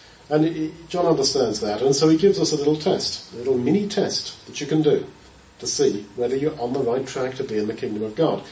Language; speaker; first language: English; native; English